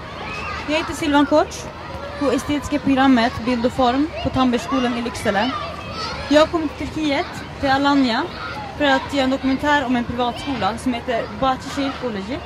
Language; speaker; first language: Swedish; early bilingual, other home language; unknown